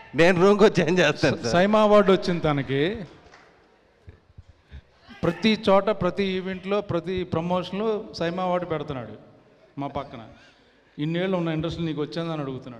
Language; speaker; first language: Telugu; native; Telugu